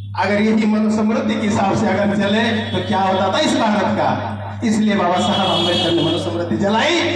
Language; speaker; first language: Hindi; non-native, local second language; Marathi